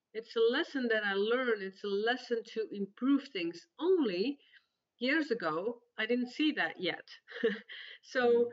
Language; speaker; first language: English; non-native, fluent; Dutch